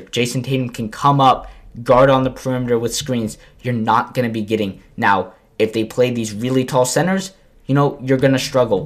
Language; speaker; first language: English; native; English